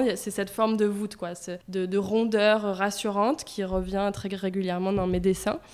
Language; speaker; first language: French; native; French